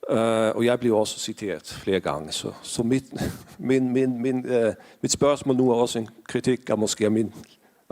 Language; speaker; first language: Danish; non-native, fluent; Faroese